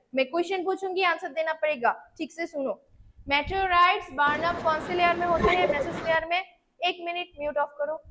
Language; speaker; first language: Hindi; non-native, local second language; Bangla